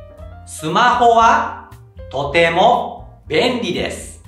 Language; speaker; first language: Japanese; non-native, fluent; Indonesian